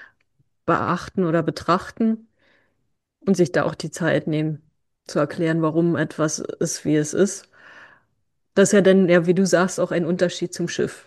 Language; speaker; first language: German; native; German